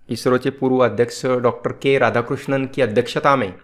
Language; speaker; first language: Hindi; non-native, local second language; Marathi